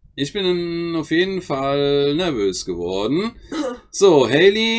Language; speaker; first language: German; native; German